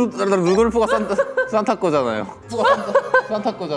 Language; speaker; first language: Korean; native; Korean